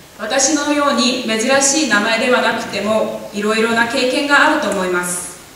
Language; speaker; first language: Japanese; non-native, fluent; Korean